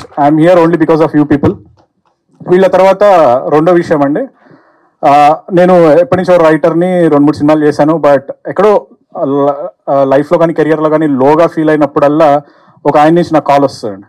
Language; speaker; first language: Telugu; native; Telugu